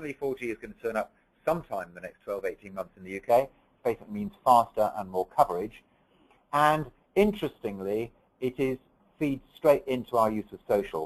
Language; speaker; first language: English; native; English